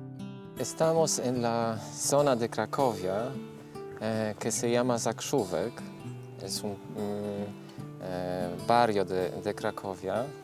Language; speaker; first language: Spanish; non-native, fluent; Polish